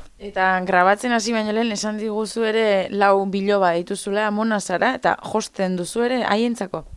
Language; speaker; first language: Basque; native; Basque